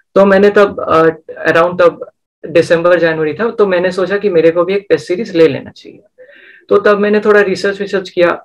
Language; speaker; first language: Hindi; non-native, local second language; Bangla